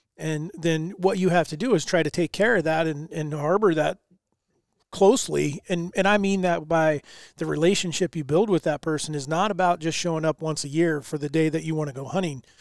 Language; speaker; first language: English; native; English